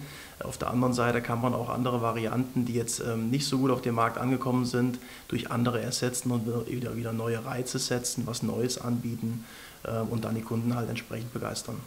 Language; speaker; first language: German; native; German